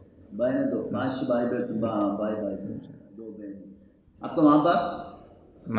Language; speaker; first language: Hindi; non-native, local second language; Kannada